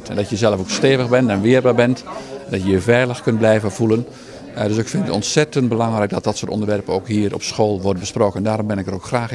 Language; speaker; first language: Dutch; native; Dutch